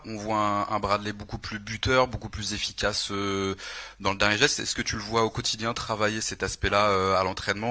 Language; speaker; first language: French; native; French